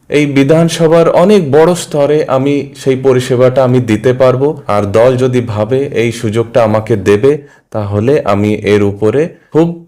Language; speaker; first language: Bangla; early bilingual, heritage; Bangla